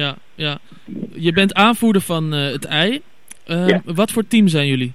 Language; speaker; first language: Dutch; native; Dutch